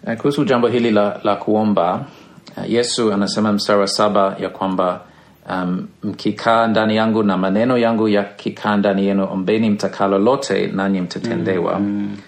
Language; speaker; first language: Swahili; non-native, fluent; English